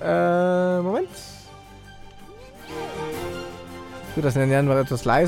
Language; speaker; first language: German; native; German